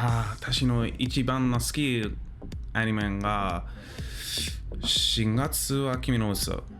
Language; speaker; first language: Japanese; non-native, learner; English